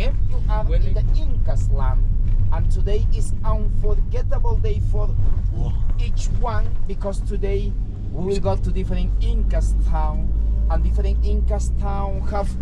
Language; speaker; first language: English; non-native, learner; Spanish